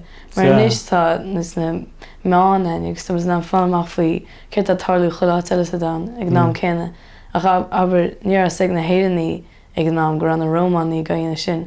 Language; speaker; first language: Irish; native; Irish